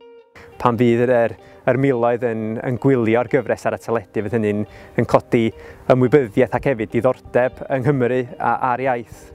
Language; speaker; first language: Welsh; native; Welsh